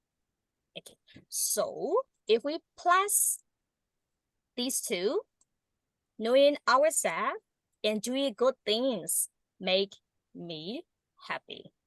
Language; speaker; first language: English; non-native, learner; Burmese